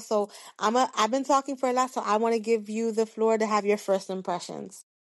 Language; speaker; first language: English; early bilingual, other home language; Spanish